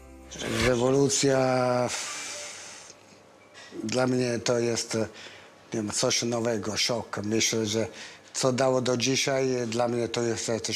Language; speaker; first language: Polish; non-native, learner; Italian